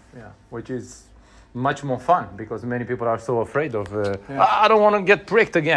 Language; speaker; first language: English; non-native, fluent; Romanian